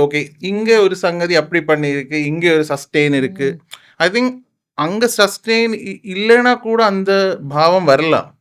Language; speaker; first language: Tamil; non-native, fluent; Malayalam